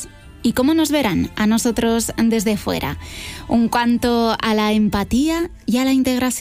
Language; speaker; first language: Spanish; native; Spanish